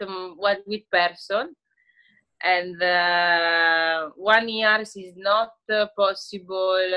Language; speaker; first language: English; non-native, learner; Italian